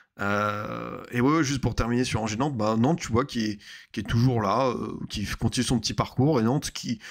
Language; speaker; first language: French; native; French